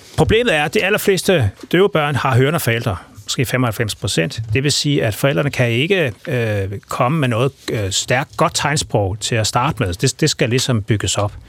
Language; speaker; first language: Danish; native; Danish